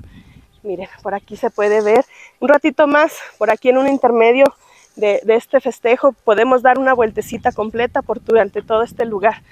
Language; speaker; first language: Spanish; native; Spanish